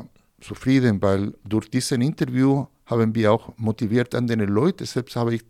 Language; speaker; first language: German; non-native, fluent; Spanish